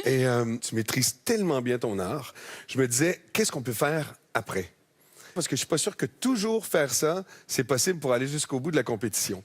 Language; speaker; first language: French; native; French